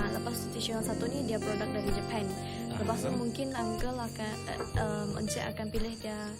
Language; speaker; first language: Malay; non-native, local second language; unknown